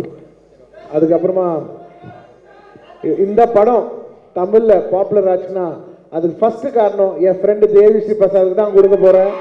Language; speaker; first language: Tamil; non-native, local second language; Telugu